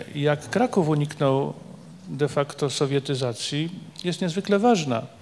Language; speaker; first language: Polish; native; Polish